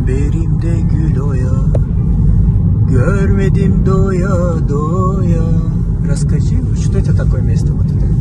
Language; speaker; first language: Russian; non-native, fluent; Turkish